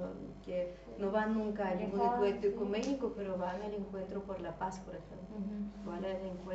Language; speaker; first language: Spanish; non-native, fluent; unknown